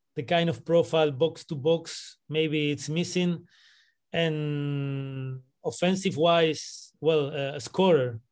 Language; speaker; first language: English; non-native, fluent; Spanish